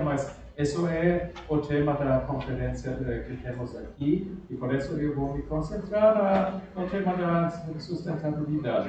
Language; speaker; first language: Portuguese; non-native, fluent; German